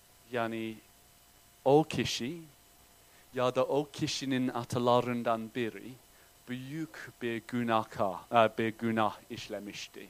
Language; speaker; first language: Turkish; non-native, fluent; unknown